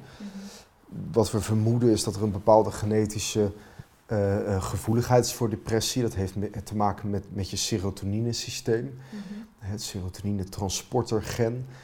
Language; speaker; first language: Dutch; non-native, fluent; Finnish